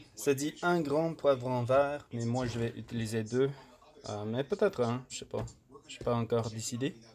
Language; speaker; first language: French; non-native, fluent; English